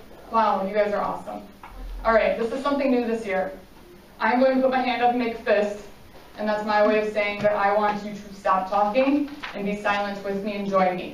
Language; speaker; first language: English; native; English